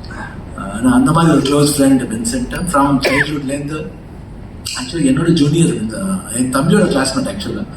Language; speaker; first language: Tamil; non-native, local second language; Kannada